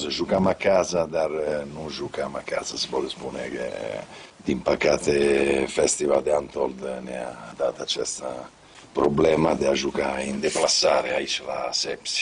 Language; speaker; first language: Romanian; non-native, fluent; Italian